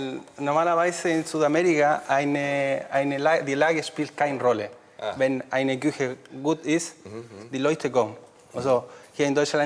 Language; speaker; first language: German; non-native, learner; Spanish